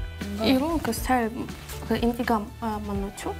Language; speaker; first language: Korean; non-native, learner; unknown